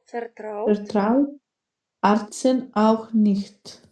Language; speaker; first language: German; non-native, learner; Macedonian